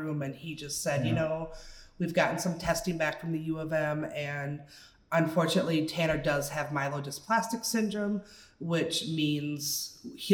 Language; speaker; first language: English; native; English